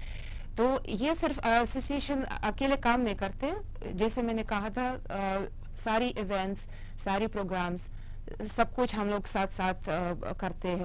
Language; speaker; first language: Hindi; non-native, fluent; Russian